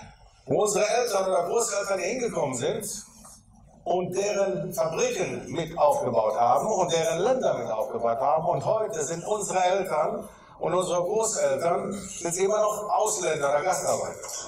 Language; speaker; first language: German; early bilingual, other home language; Greek